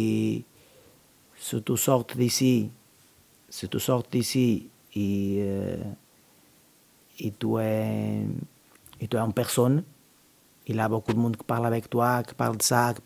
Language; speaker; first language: French; non-native, learner; Portuguese